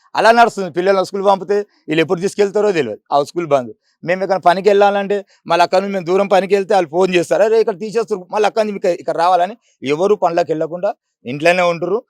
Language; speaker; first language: Telugu; native; Telugu